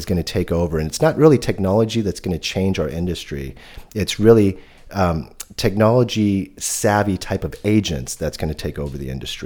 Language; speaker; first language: English; native; English